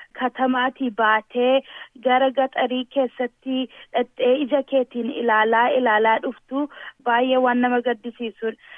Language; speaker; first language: Oromo; early bilingual, heritage; Oromo